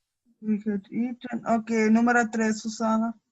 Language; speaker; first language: Spanish; non-native, learner; Russian